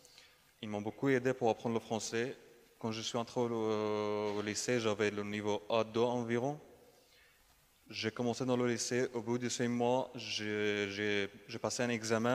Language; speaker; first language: French; non-native, fluent; Arabic